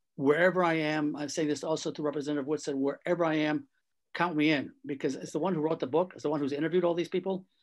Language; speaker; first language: English; native; English